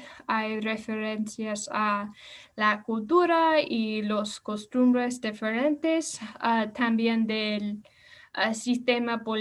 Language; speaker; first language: Spanish; non-native, learner; English